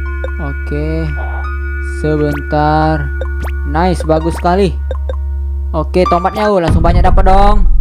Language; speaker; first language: Indonesian; native; Indonesian